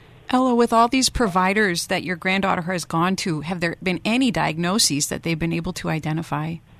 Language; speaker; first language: English; native; English